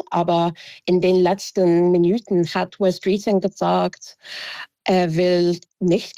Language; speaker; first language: German; non-native, fluent; English